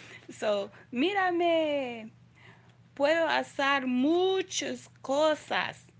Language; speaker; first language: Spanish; non-native, learner; English